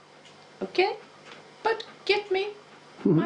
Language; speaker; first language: English; non-native, fluent; Swedish